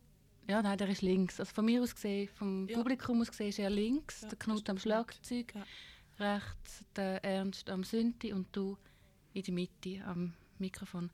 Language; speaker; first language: German; native; German